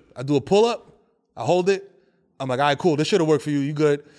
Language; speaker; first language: English; native; English